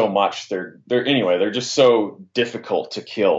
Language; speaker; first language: English; native; English